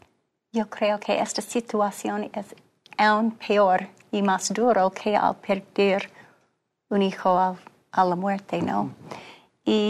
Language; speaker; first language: Spanish; non-native, fluent; English